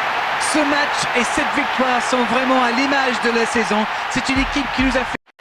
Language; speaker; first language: French; native; French